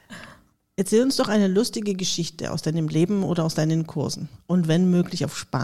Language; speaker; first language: German; native; German